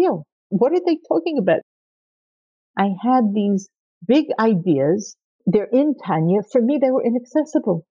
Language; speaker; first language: English; native; English